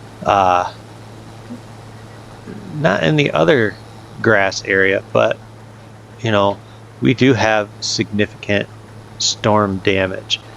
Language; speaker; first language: English; native; English